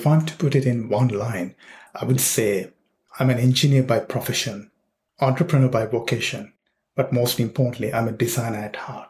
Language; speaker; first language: English; non-native, local second language; Sinhala